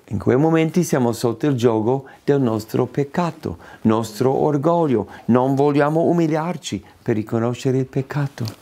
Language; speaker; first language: Italian; non-native, fluent; English